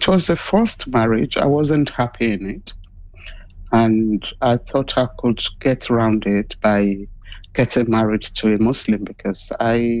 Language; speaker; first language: English; non-native, local second language; Yoruba